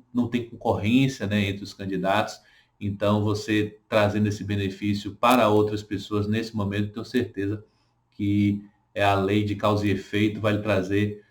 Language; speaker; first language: Portuguese; native; Portuguese